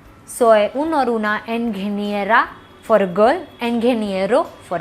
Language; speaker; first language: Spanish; non-native, learner; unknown